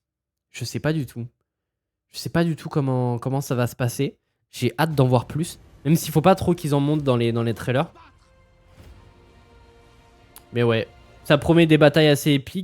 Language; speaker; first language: French; native; French